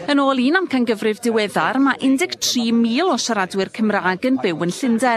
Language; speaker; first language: Welsh; native; Welsh